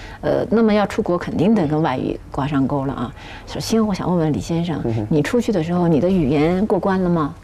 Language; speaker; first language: Chinese; native; Chinese